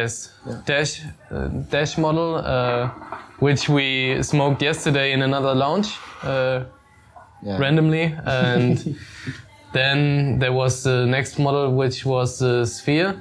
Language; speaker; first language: English; non-native, fluent; German